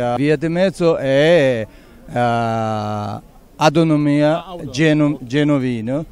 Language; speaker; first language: Italian; non-native, learner; Tibetan